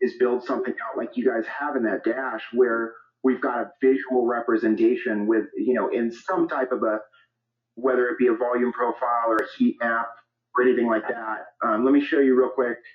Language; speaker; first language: English; native; English